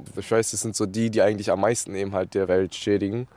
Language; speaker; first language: German; early bilingual, other home language; Vietnamese